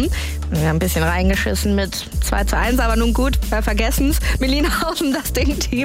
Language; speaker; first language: German; native; German